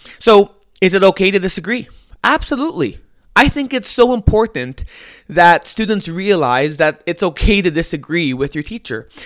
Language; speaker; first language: English; native; English